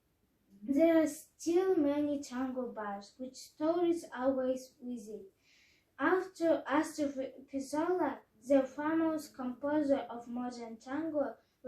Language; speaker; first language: English; non-native, learner; Kazakh